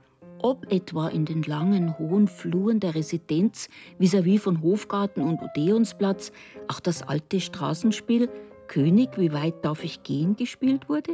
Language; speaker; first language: German; native; German